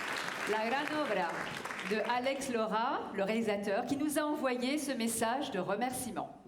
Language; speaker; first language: French; native; French